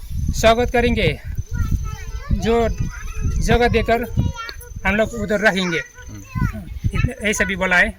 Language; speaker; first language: Hindi; non-native, local second language; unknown